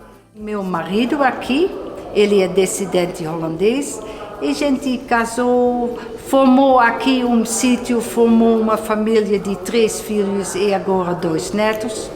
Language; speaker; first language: Portuguese; non-native, fluent; Dutch